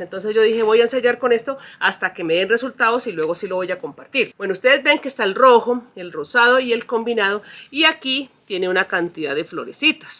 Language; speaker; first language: Spanish; native; Spanish